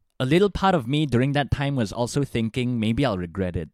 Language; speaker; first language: English; non-native, local second language; Chinese